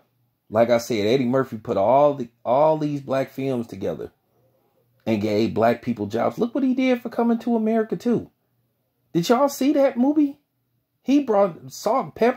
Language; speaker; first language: English; native; English